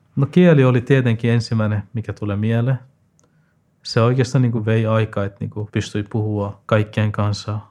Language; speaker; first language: Finnish; non-native, fluent; Persian